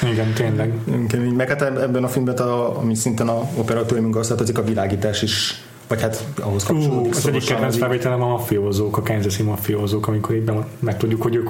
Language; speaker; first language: Hungarian; native; Hungarian